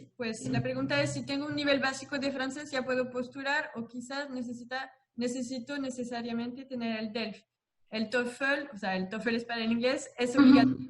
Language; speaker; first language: Spanish; non-native, fluent; French